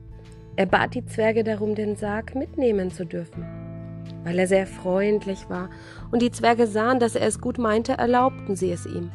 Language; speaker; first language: German; native; German